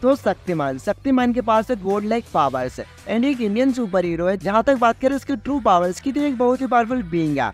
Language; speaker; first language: Hindi; native; Hindi